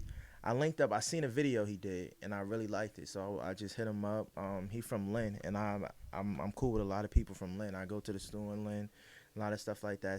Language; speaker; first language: English; native; English